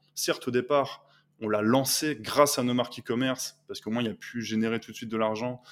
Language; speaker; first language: French; native; French